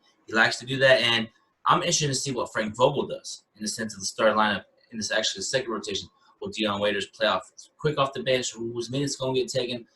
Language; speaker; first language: English; native; English